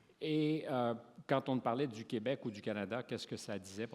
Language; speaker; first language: French; native; French